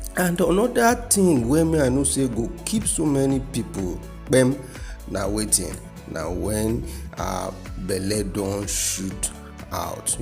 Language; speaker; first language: Nigerian Pidgin; non-native, local second language; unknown